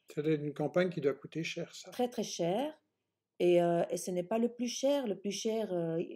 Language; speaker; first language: French; early bilingual, other home language; Spanish